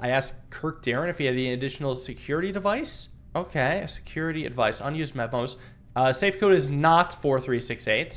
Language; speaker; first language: English; native; English